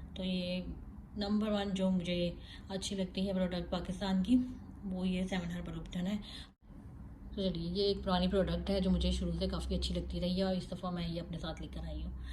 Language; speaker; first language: Urdu; native; Urdu